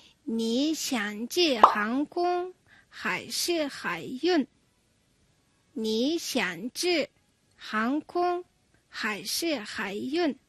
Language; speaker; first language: Chinese; non-native, fluent; Mongolian